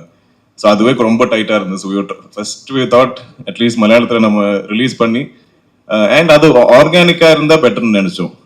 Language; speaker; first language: Tamil; non-native, local second language; Malayalam